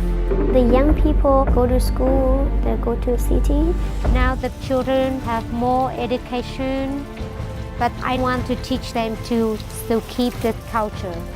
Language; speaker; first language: English; non-native, local second language; Hmong